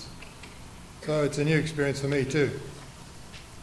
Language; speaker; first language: English; native; English